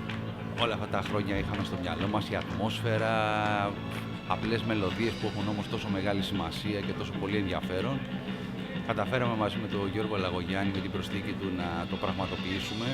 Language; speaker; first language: Greek; native; Greek